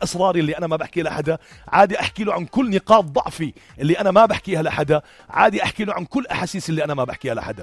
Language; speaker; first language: Arabic; native; Arabic